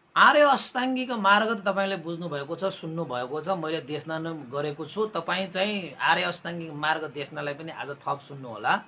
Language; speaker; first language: Nepali; non-native, local second language; Newari